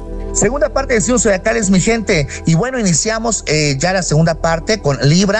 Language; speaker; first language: Spanish; native; Spanish